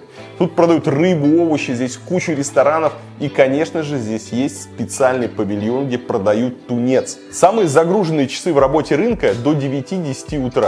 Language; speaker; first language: Russian; native; Russian